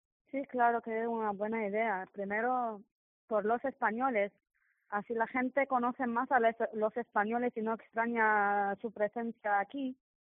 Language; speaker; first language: Spanish; non-native, fluent; Arabic